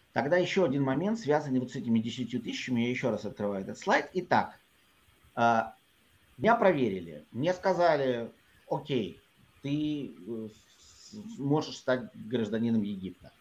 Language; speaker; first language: Russian; native; Russian